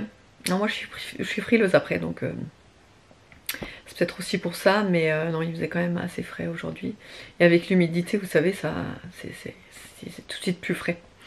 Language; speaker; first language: French; native; French